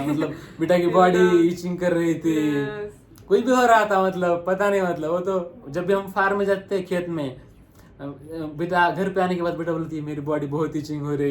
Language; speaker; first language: Hindi; non-native, local second language; Marathi